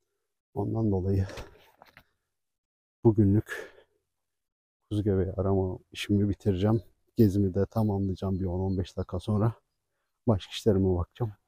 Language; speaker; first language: Turkish; native; Turkish